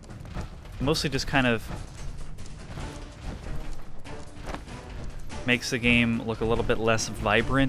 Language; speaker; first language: English; native; English